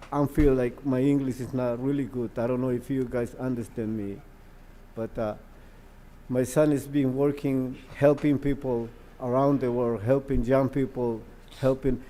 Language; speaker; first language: English; non-native, learner; Spanish